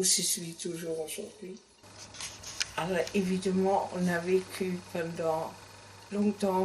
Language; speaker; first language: French; non-native, learner; German